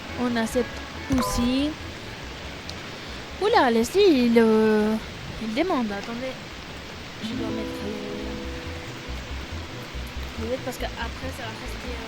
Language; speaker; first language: French; non-native, fluent; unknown